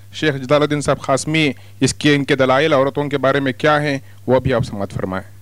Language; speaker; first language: Urdu; native; Urdu